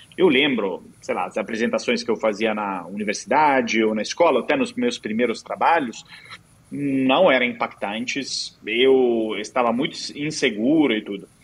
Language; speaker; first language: Portuguese; non-native, fluent; Italian